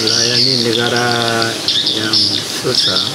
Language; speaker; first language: Indonesian; non-native, learner; Korean